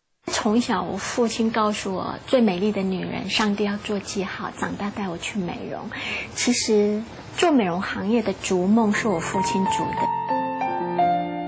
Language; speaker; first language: Chinese; non-native, local second language; Hakka Chinese